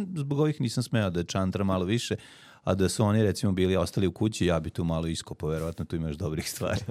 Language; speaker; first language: Serbian; native; Serbian